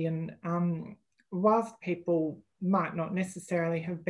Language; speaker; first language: English; native; English